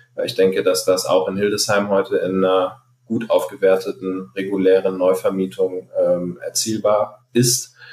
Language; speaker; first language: German; non-native, fluent; Arabic